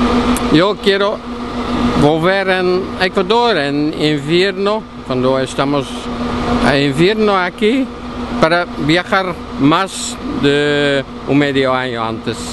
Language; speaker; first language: Spanish; non-native, learner; Dutch